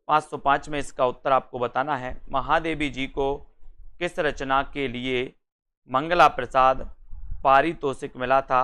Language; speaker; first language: Hindi; native; Hindi